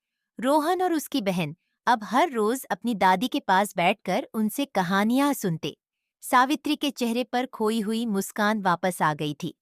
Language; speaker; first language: Hindi; native; Hindi